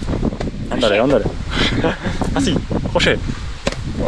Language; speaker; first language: Spanish; non-native, learner; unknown